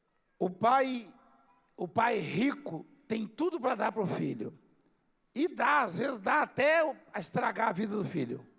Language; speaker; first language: Portuguese; native; Portuguese